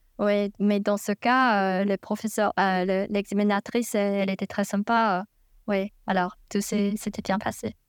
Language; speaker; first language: French; non-native, fluent; Chinese